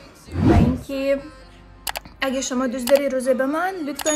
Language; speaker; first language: Persian; non-native, learner; Turkish